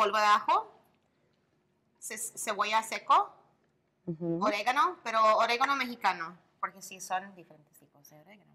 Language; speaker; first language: Spanish; early bilingual, heritage; Spanish